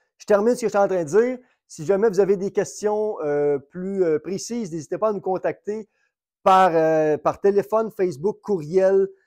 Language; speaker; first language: French; native; French